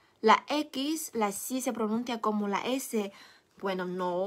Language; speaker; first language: Spanish; non-native, fluent; Chinese